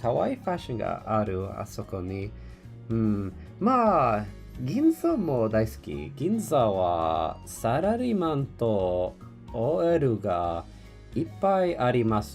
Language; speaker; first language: Japanese; non-native, learner; English